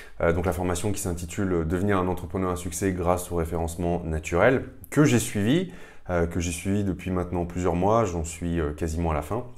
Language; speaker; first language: French; native; French